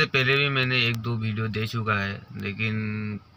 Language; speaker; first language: Hindi; non-native, local second language; Bangla